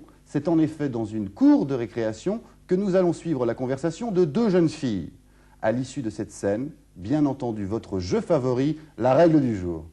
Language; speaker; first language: French; native; French